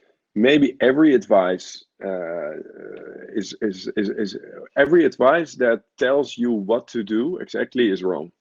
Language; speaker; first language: English; non-native, fluent; Dutch